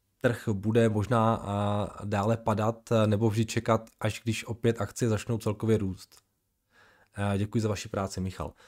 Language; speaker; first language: Czech; native; Czech